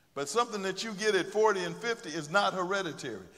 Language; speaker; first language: English; native; English